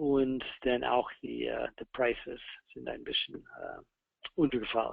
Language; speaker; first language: German; non-native, fluent; English